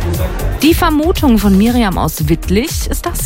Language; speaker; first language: German; native; German